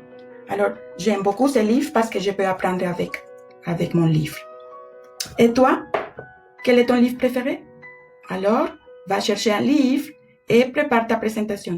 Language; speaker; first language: French; non-native, fluent; Spanish